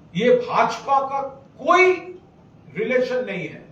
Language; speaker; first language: Hindi; non-native, local second language; Bangla